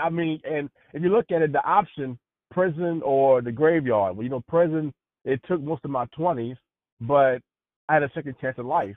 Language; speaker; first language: English; native; English